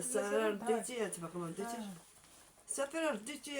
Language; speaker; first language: Arabic; native; Arabic